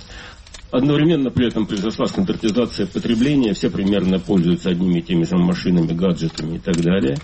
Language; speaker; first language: Russian; native; Russian